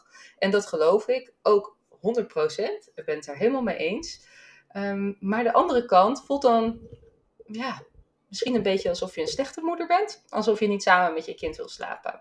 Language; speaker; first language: Dutch; native; Dutch